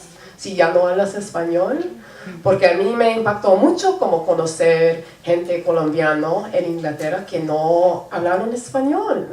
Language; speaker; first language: Spanish; non-native, local second language; English